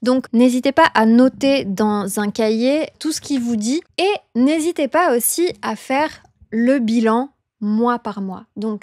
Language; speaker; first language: French; native; French